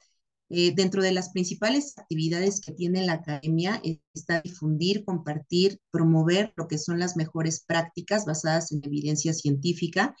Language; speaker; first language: Spanish; native; Spanish